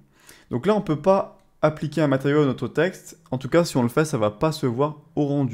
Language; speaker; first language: French; native; French